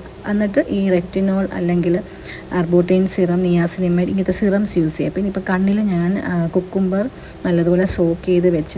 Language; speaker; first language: Malayalam; native; Malayalam